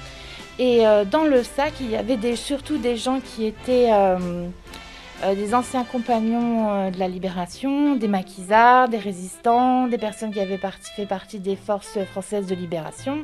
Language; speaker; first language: French; native; French